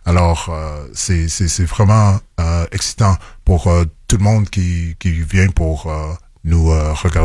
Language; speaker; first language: French; non-native, local second language; English